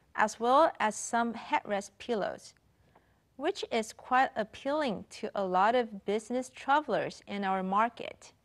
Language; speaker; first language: English; non-native, fluent; Chinese